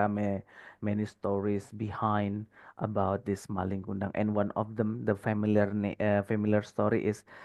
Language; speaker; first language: English; non-native, fluent; Indonesian